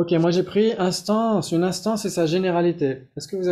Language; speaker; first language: French; native; French